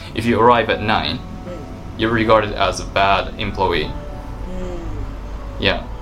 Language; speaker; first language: English; non-native, fluent; Japanese